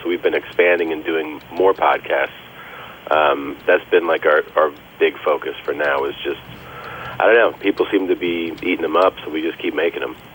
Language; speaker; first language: English; early bilingual, other home language; Spanish